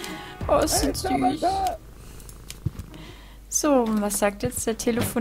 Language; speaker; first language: German; native; German